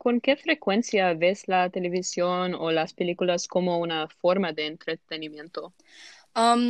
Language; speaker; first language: Spanish; non-native, learner; English